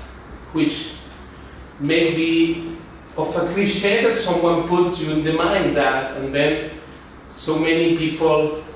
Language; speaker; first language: English; non-native, fluent; Spanish